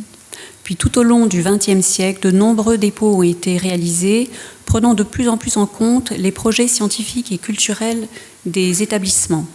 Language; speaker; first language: French; native; French